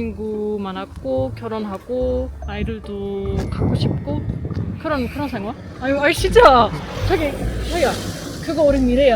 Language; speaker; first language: Korean; non-native, fluent; German